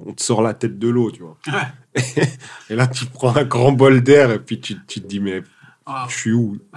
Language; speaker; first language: French; early bilingual, other home language; Portuguese